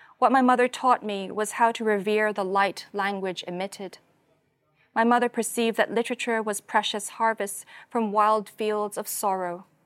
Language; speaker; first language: English; non-native, local second language; Cantonese